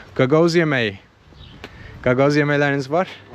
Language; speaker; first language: Turkish; non-native, fluent; Azerbaijani